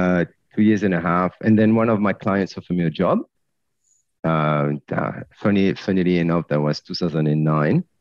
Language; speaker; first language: English; non-native, fluent; French